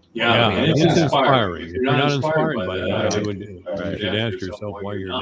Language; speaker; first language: English; native; English